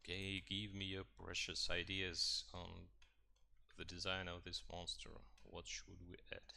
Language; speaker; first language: English; non-native, fluent; Russian